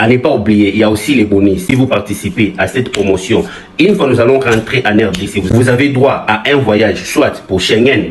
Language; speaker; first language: French; non-native, local second language; Lingala